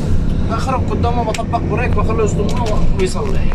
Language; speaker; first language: Arabic; native; Arabic